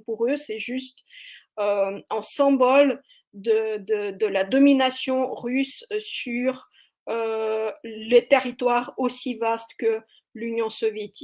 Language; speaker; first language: French; non-native, fluent; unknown